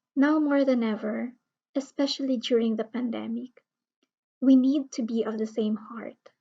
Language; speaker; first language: English; non-native, local second language; Filipino